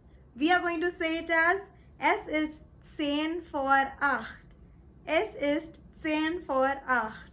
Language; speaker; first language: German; non-native, fluent; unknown